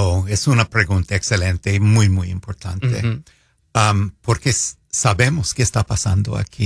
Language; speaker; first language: Spanish; non-native, fluent; English